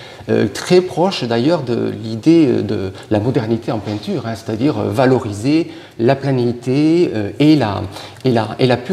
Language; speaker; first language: French; native; French